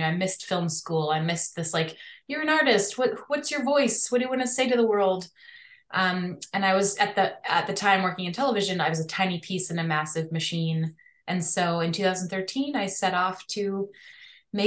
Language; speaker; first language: English; native; English